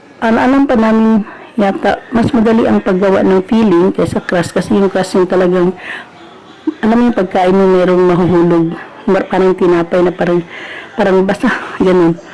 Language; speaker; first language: Filipino; non-native, local second language; Cebuano